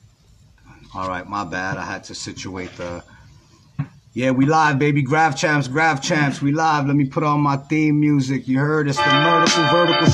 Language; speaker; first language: English; native; English